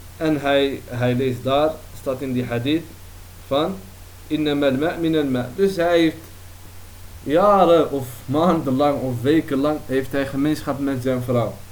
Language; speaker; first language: Dutch; early bilingual, other home language; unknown